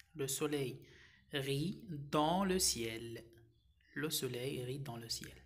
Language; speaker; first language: French; non-native, local second language; Arabic